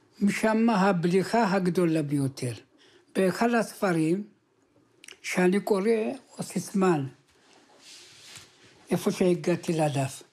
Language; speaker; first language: Hebrew; early bilingual, other home language; Amharic